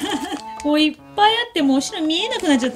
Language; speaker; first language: Japanese; native; Japanese